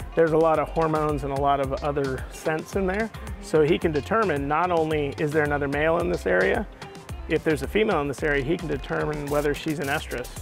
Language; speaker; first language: English; native; English